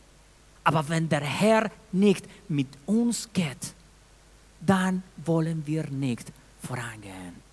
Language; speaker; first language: German; non-native, fluent; Spanish